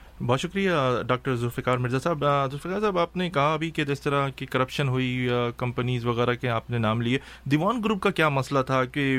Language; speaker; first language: Urdu; native; Urdu